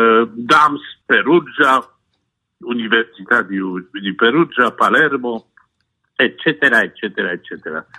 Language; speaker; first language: Italian; non-native, fluent; Polish